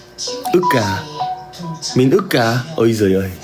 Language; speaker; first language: Vietnamese; non-native, learner; Korean